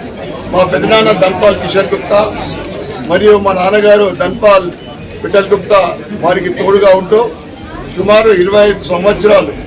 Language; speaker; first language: Telugu; native; Telugu